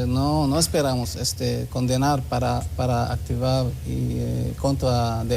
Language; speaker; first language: Spanish; non-native, learner; Hebrew